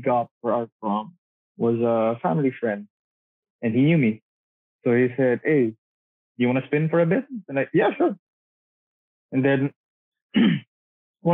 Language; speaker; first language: English; non-native, local second language; Cebuano